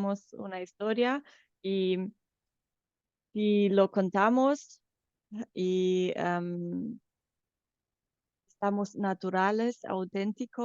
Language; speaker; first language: Spanish; non-native, fluent; Romanian